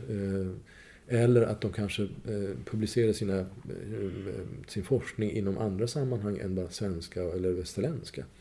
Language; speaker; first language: Swedish; non-native, fluent; Persian